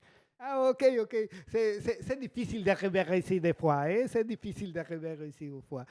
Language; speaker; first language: French; non-native, learner; Spanish